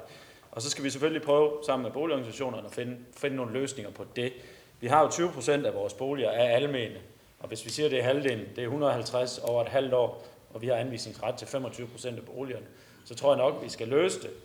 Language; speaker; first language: Danish; native; Danish